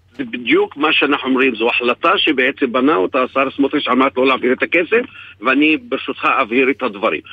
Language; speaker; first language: Hebrew; non-native, local second language; Arabic